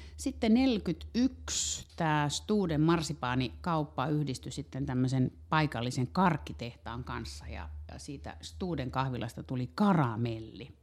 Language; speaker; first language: Finnish; native; Finnish